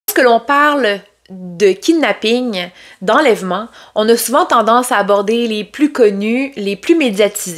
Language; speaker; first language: French; native; French